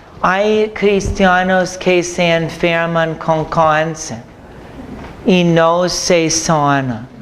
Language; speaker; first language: Spanish; non-native, fluent; English